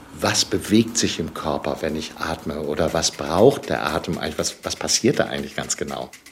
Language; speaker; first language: German; native; German